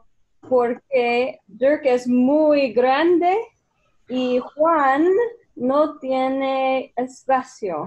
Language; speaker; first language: Spanish; non-native, learner; English